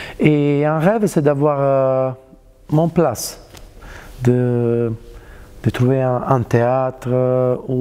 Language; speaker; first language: French; non-native, fluent; Italian